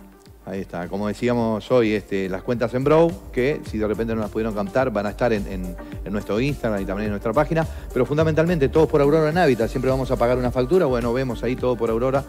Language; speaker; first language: Spanish; native; Spanish